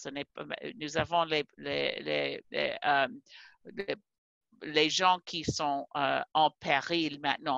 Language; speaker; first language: French; non-native, fluent; English